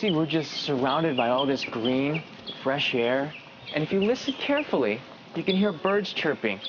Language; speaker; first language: English; native; English